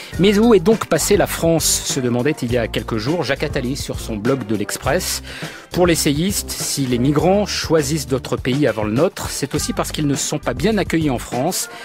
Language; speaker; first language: French; native; French